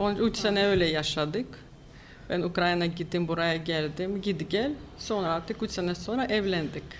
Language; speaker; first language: Turkish; non-native, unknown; Ukrainian